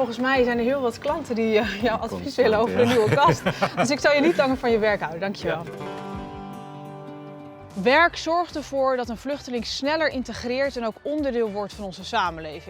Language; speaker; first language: Dutch; native; Dutch